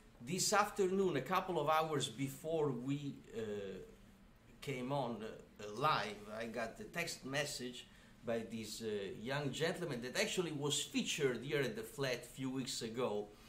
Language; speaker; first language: English; non-native, fluent; Italian